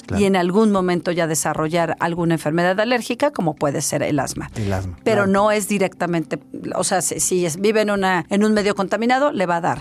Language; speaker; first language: Spanish; native; Spanish